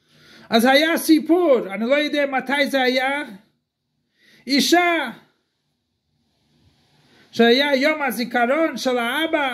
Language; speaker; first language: Hebrew; non-native, fluent; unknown